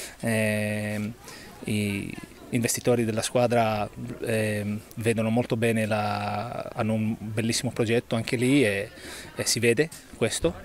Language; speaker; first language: Italian; non-native, learner; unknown